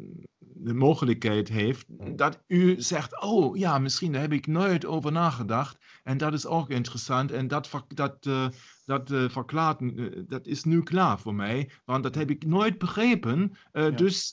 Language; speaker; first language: Dutch; non-native, learner; German